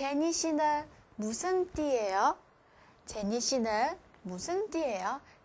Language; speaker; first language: Korean; non-native, fluent; Chinese